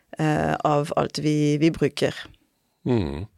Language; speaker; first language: Norwegian; non-native, fluent; French